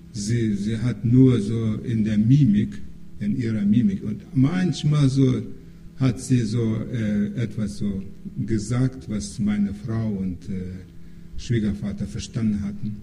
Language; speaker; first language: German; non-native, fluent; Russian